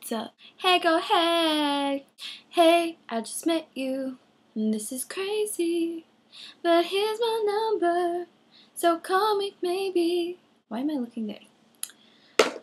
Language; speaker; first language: English; non-native, local second language; Filipino